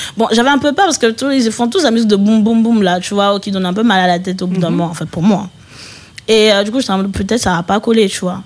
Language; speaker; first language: French; early bilingual, other home language; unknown